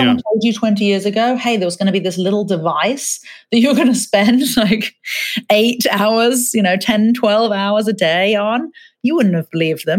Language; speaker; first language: English; native; English